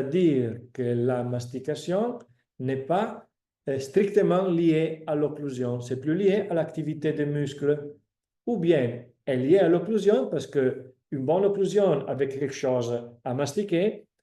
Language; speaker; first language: French; non-native, fluent; Italian